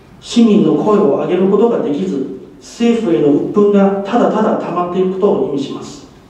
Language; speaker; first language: Japanese; non-native, fluent; Cantonese